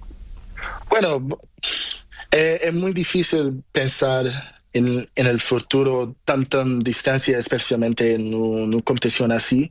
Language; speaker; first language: Spanish; non-native, learner; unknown